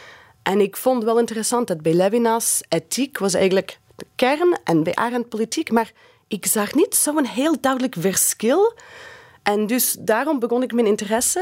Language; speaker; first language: Dutch; non-native, fluent; English